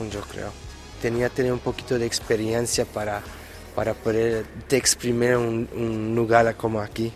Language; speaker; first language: Spanish; early bilingual, heritage; Spanish